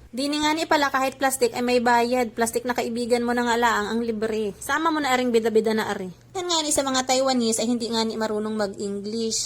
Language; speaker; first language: Filipino; native; Filipino